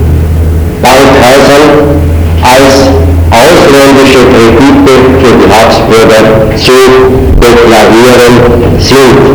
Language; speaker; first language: German; native; German